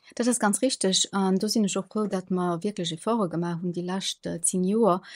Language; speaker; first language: Luxembourgish; early bilingual, other home language; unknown